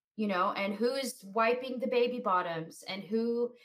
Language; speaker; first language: English; native; English